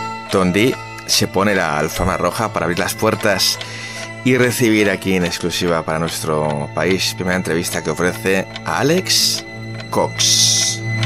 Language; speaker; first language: Spanish; native; Spanish